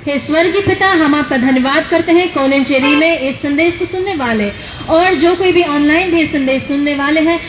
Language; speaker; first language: Hindi; non-native, local second language; Malayalam